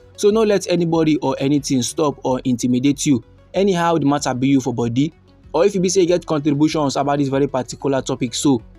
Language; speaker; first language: Nigerian Pidgin; native; Nigerian Pidgin